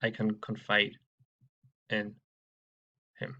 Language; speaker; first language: Spanish; non-native, fluent; English